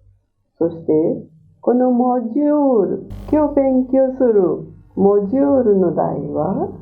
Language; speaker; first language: Japanese; non-native, fluent; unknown